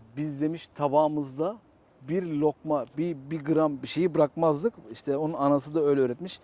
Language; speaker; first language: Turkish; native; Turkish